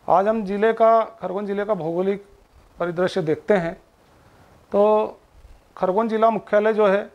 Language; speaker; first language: Hindi; native; Hindi